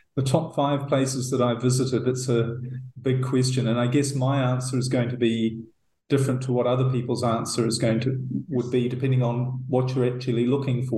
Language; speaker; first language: English; native; English